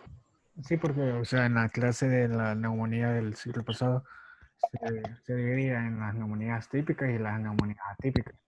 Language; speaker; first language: Spanish; native; Spanish